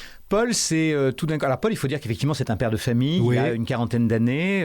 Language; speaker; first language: French; native; French